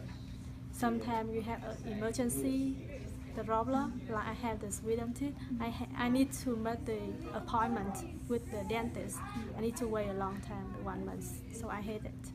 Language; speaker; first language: English; non-native, learner; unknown